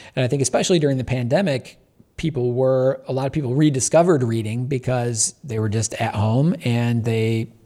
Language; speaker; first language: English; native; English